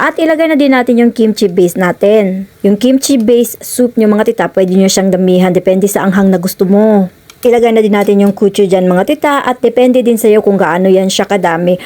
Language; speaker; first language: Filipino; non-native, local second language; Cebuano